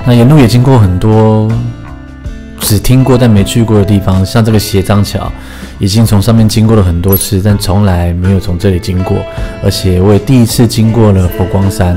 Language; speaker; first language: Chinese; native; Chinese